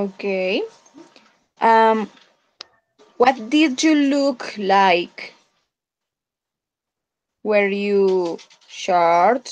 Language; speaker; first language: English; non-native, fluent; Spanish